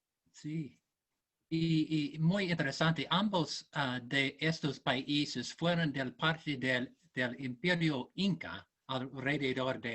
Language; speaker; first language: Spanish; non-native, learner; English